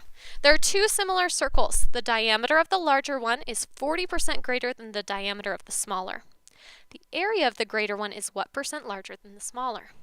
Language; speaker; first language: English; native; English